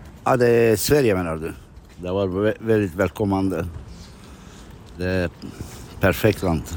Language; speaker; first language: Swedish; non-native, fluent; Kurdish